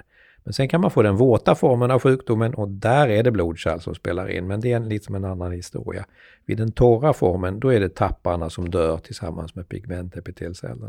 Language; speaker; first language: Swedish; native; Swedish